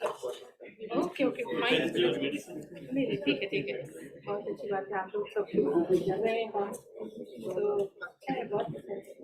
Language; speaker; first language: Hindi; non-native, local second language; Bangla